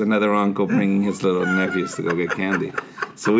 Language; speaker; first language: English; early bilingual, other home language; Spanish